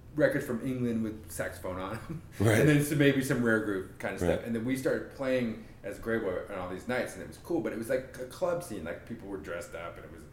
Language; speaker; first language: English; native; English